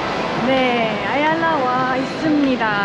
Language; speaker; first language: Korean; non-native, learner; Cebuano